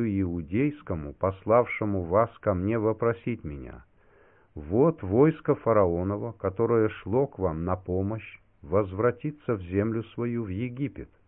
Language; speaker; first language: Russian; native; Russian